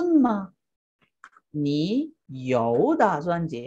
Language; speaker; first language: Chinese; non-native, fluent; Sinhala